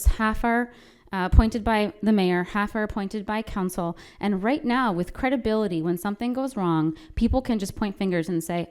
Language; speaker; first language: English; native; English